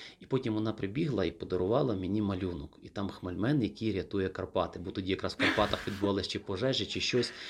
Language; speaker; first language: Ukrainian; native; Ukrainian